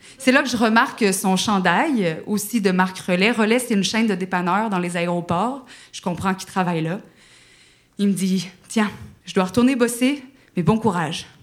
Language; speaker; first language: French; native; French